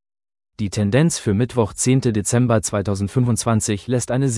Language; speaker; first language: German; native; German